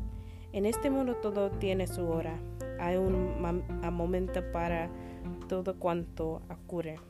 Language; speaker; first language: Spanish; non-native, learner; English